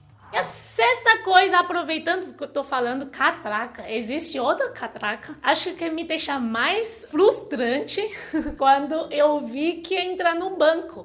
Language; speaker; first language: Portuguese; non-native, fluent; Chinese